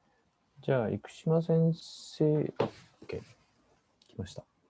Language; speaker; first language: Japanese; native; Japanese